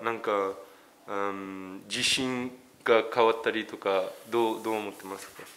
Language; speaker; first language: Japanese; early bilingual, heritage; French